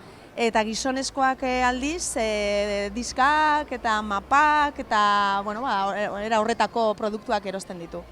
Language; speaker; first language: Basque; native; Basque